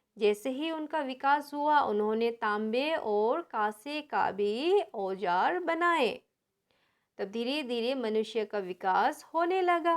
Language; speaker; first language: Hindi; non-native, local second language; Nepali